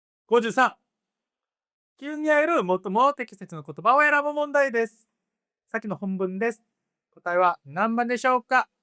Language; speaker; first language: Japanese; non-native, fluent; Korean